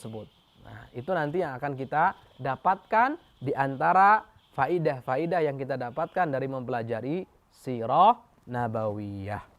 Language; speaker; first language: Indonesian; native; Indonesian